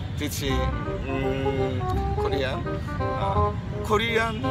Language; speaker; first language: English; non-native, learner; Korean